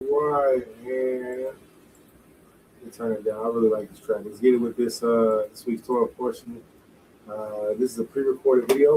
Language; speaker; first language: English; native; English